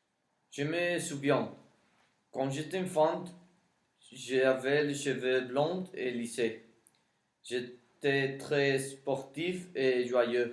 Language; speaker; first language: French; non-native, learner; Spanish